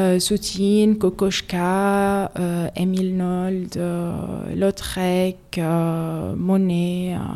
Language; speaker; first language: French; non-native, fluent; Arabic